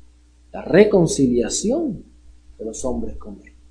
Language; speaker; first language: Spanish; native; Spanish